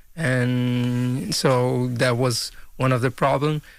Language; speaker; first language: English; non-native, fluent; Portuguese